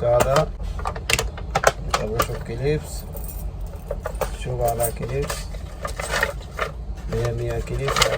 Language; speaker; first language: Arabic; non-native, learner; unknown